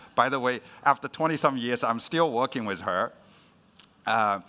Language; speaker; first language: English; non-native, fluent; Chinese